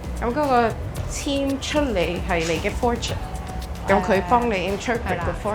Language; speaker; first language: Cantonese; early bilingual, heritage; Cantonese